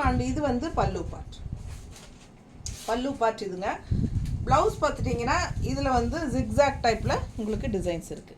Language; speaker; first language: Tamil; native; Tamil